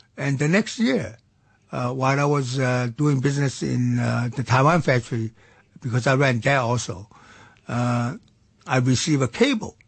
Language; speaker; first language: English; non-native, fluent; Chinese